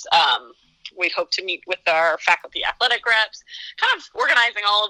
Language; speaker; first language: English; native; English